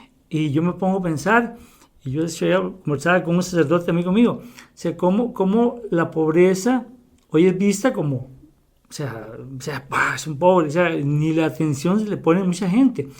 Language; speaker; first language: Spanish; native; Spanish